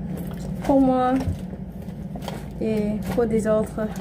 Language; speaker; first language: French; non-native, learner; English